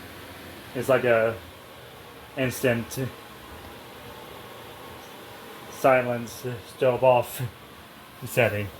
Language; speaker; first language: English; native; English